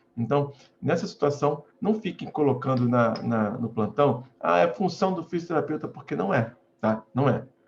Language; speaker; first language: Portuguese; native; Portuguese